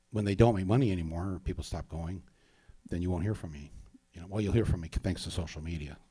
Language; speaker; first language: English; native; English